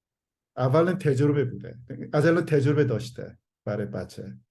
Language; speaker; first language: Persian; non-native, learner; Korean